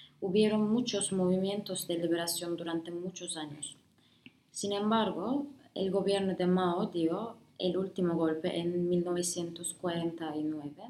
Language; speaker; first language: Spanish; non-native, learner; Turkish